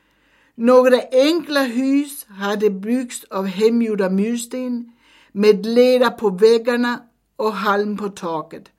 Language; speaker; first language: Swedish; early bilingual, heritage; Swedish